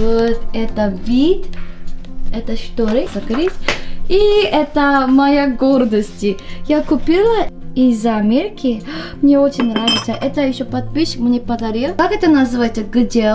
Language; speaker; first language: Russian; non-native, learner; Korean